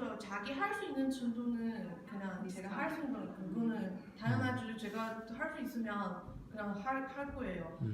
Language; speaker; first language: Korean; non-native, learner; Chinese